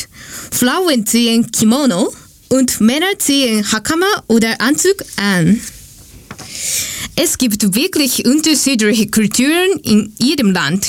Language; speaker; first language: German; non-native, learner; Japanese